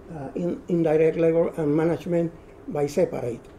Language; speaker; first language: English; non-native, learner; Spanish